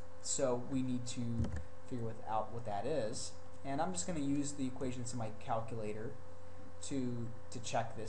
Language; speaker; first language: English; native; English